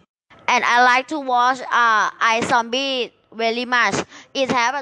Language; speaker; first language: English; non-native, learner; Thai